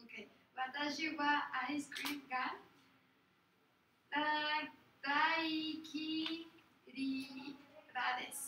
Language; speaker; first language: Japanese; non-native, learner; Spanish